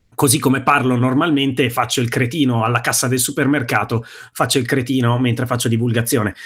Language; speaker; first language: Italian; native; Italian